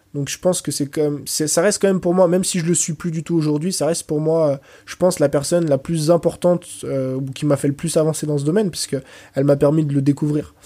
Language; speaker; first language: French; early bilingual, other home language; Portuguese